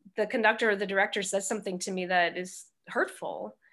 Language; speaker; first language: English; native; English